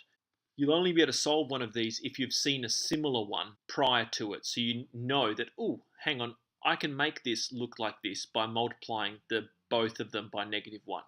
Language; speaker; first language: English; native; English